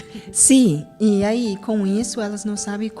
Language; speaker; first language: Portuguese; non-native, fluent; English